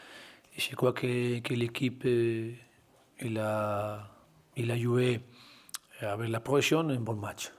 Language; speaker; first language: French; non-native, learner; Spanish